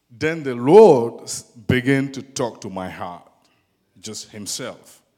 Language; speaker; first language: English; non-native, fluent; Dyula